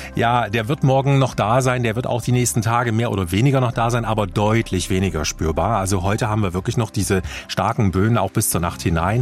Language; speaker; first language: German; native; German